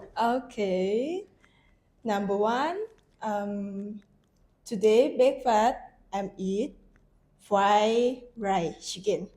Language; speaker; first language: English; non-native, learner; Thai